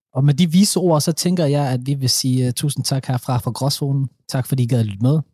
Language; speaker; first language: Danish; early bilingual, other home language; Somali